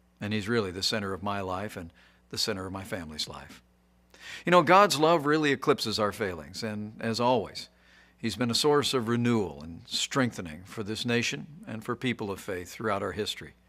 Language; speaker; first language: English; native; English